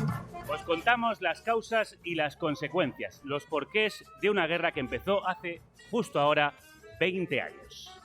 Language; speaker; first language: Spanish; native; Spanish